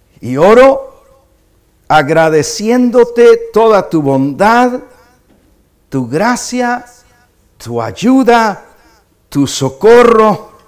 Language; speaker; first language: Spanish; native; Spanish